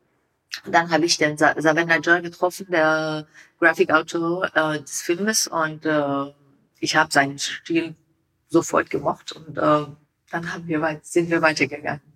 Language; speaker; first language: German; non-native, learner; Persian